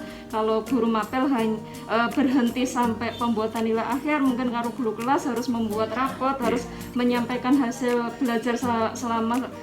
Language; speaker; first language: Indonesian; native; Indonesian